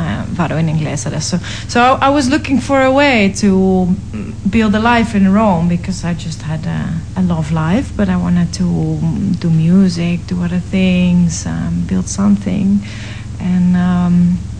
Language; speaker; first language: English; non-native, fluent; Dutch